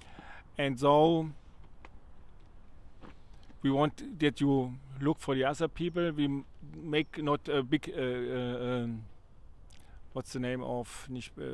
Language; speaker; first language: English; non-native, learner; German